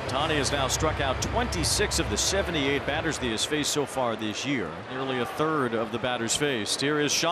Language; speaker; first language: English; native; English